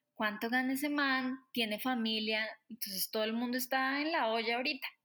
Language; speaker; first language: Spanish; native; Spanish